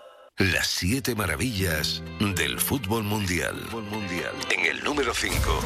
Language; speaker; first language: Spanish; native; Spanish